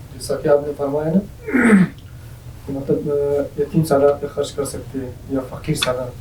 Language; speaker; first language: Urdu; native; Urdu